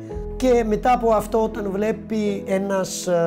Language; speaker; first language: Greek; non-native, fluent; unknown